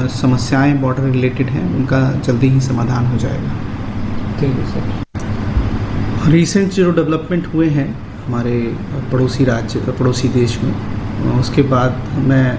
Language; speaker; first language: Hindi; native; Hindi